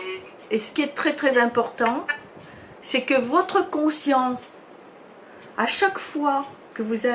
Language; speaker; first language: French; native; French